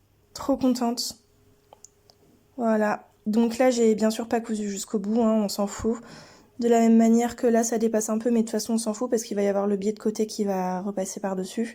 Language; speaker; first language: French; native; French